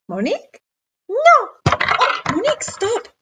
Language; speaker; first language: French; non-native, fluent; English